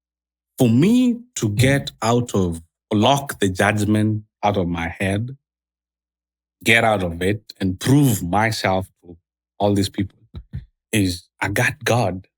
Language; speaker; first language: English; non-native, local second language; Swahili